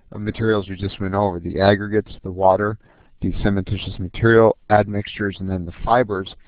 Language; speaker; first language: English; native; English